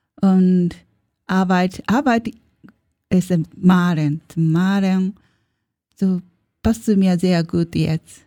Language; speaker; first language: German; non-native, learner; Japanese